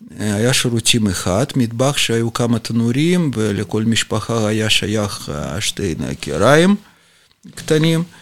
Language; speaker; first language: Hebrew; non-native, fluent; Russian